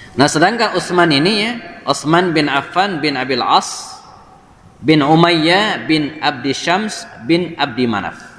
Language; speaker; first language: Indonesian; native; Indonesian